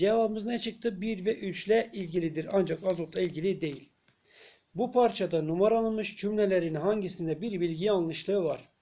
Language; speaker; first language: Turkish; native; Turkish